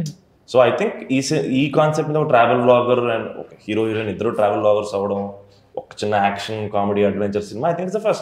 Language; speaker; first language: Telugu; native; Telugu